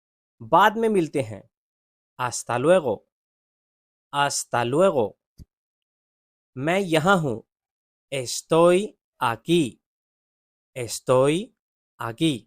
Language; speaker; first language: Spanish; non-native, fluent; Urdu